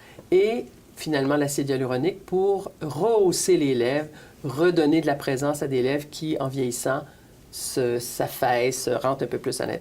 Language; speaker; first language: French; native; French